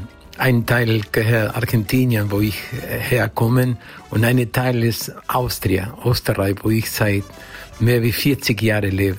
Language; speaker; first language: German; non-native, fluent; Spanish